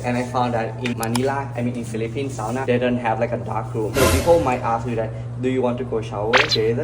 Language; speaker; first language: English; non-native, learner; Thai